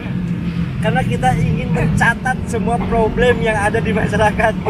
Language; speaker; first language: Indonesian; native; Indonesian